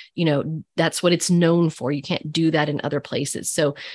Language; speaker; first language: English; native; English